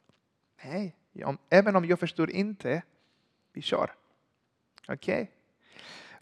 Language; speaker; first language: Swedish; non-native, learner; Spanish